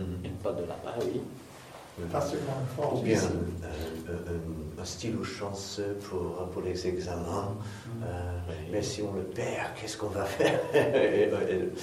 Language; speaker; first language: French; non-native, fluent; English